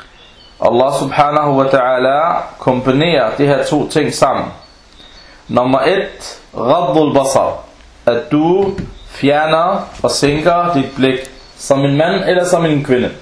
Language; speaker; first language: Danish; non-native, fluent; Arabic